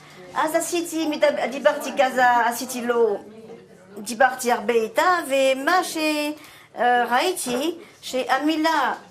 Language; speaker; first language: Hebrew; non-native, fluent; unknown